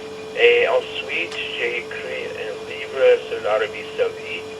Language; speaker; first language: French; non-native, learner; English